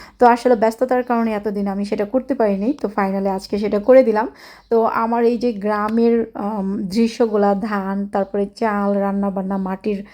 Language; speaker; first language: Bangla; native; Bangla